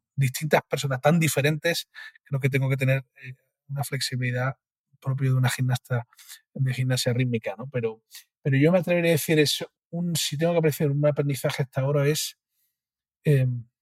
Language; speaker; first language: Spanish; native; Spanish